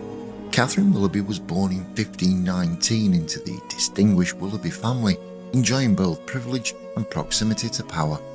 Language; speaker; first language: English; native; English